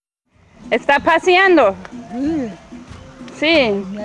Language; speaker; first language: Spanish; non-native, learner; English